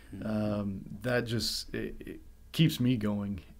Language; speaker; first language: English; native; English